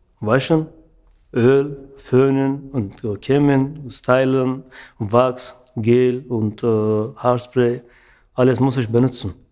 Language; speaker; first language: German; non-native, learner; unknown